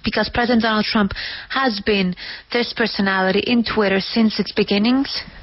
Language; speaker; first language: English; non-native, fluent; Spanish